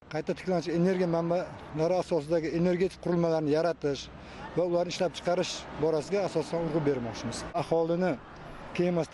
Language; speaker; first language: Uzbek; native; Uzbek